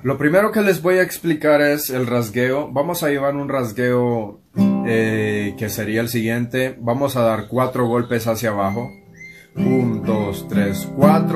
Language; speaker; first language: Spanish; native; Spanish